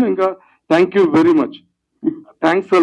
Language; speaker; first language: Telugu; early bilingual, heritage; Telugu